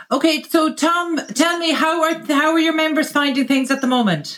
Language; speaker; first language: English; native; English